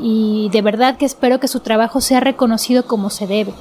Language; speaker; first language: Spanish; native; Spanish